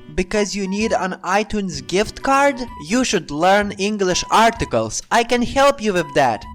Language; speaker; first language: English; non-native, fluent; Lithuanian